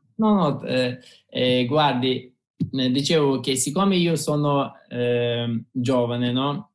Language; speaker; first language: Italian; non-native, fluent; Russian